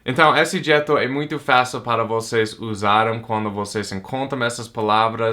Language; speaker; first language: Portuguese; non-native, fluent; English